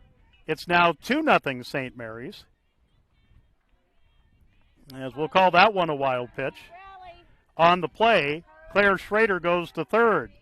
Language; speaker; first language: English; native; English